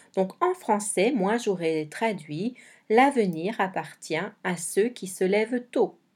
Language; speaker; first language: French; native; French